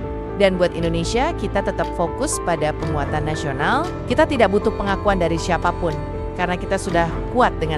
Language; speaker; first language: Indonesian; native; Indonesian